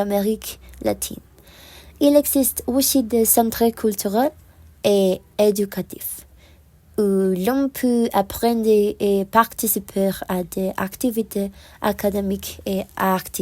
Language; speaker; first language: French; non-native, learner; Spanish